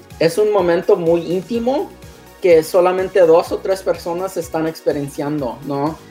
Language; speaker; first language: Spanish; non-native, learner; English